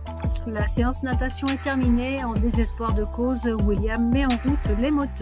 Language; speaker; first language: French; native; French